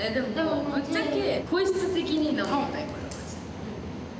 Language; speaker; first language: Japanese; non-native, fluent; Korean